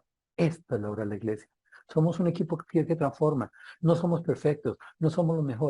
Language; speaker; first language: Spanish; native; Spanish